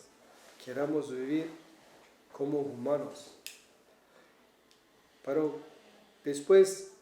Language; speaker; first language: Spanish; non-native, learner; Kurdish